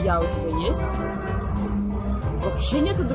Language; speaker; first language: Russian; native; Russian